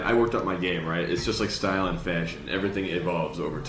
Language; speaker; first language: English; native; English